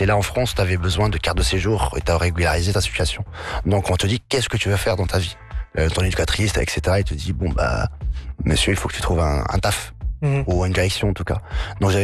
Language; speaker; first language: French; non-native, local second language; Arabic